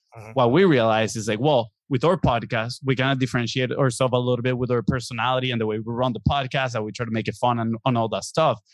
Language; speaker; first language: English; non-native, fluent; Spanish